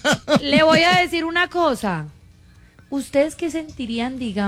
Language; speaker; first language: Spanish; native; Spanish